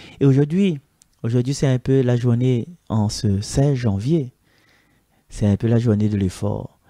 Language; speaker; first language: French; non-native, local second language; Malagasy